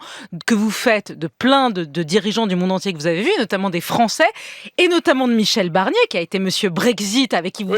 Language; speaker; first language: French; native; French